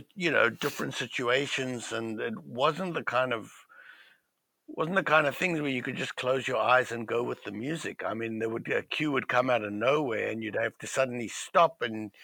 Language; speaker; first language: English; native; English